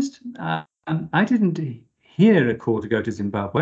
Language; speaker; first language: English; native; English